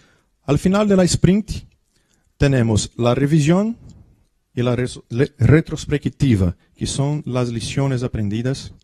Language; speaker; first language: Spanish; non-native, learner; Portuguese